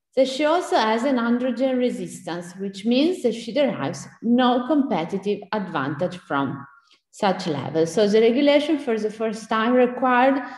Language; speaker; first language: English; non-native, fluent; Italian